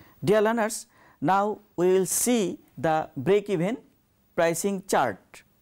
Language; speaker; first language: English; non-native, local second language; Bangla